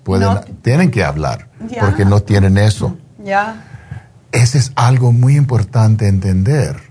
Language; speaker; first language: Spanish; non-native, fluent; English